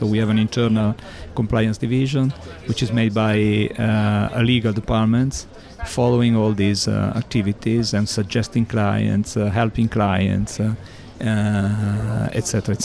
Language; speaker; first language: English; non-native, fluent; Italian